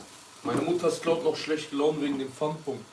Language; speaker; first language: German; early bilingual, other home language; Kurdish